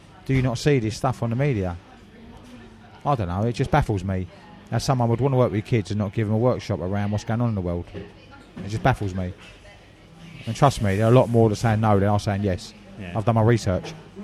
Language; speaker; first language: English; native; English